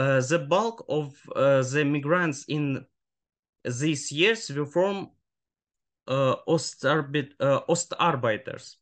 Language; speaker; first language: English; non-native, fluent; Ukrainian